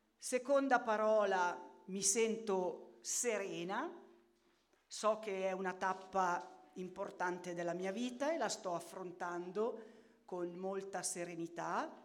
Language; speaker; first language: Italian; native; Italian